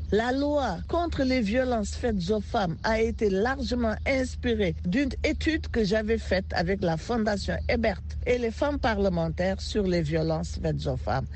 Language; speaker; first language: French; non-native, local second language; Wolof